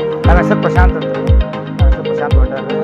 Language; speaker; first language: Kannada; native; Kannada